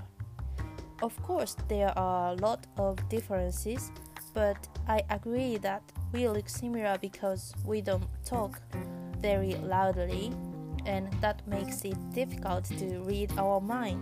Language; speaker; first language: English; non-native, fluent; Japanese